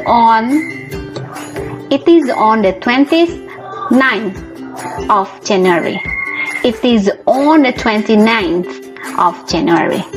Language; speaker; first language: English; non-native, fluent; Indonesian